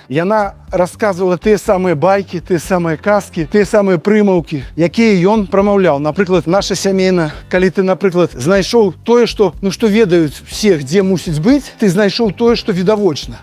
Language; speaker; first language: Belarusian; non-native, local second language; Russian